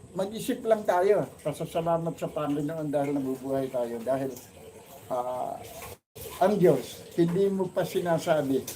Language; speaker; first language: Filipino; non-native, local second language; Bikol